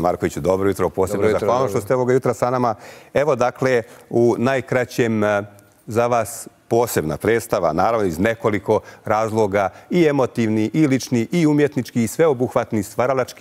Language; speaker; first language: Bosnian; native; Bosnian